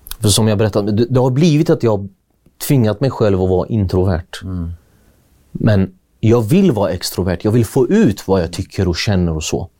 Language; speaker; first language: Swedish; early bilingual, other home language; Kurdish